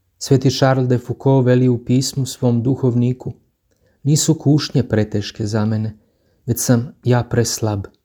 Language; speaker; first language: Croatian; native; Croatian